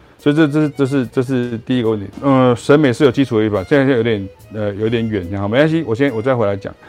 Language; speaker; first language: Chinese; native; Chinese